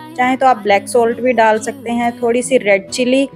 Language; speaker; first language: Hindi; native; Hindi